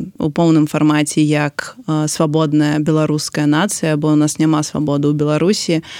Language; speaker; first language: Belarusian; non-native, local second language; Russian